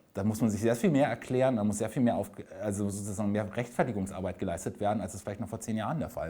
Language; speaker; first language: German; native; German